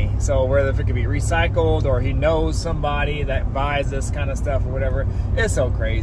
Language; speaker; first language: English; native; English